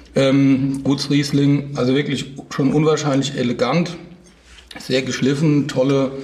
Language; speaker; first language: German; native; German